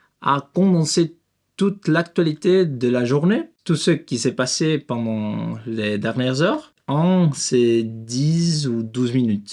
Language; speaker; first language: French; non-native, learner; Spanish